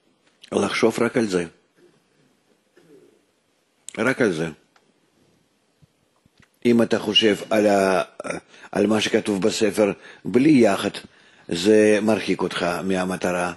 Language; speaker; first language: Hebrew; non-native, fluent; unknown